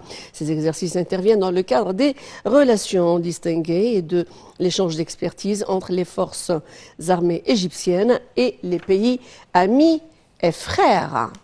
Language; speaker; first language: French; non-native, fluent; Arabic